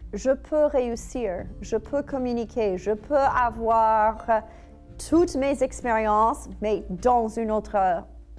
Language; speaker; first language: French; non-native, fluent; English